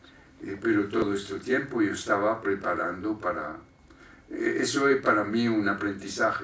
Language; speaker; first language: Spanish; non-native, fluent; French